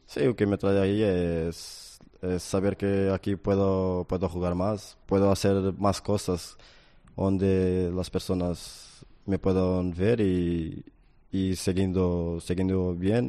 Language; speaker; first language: Spanish; non-native, fluent; Portuguese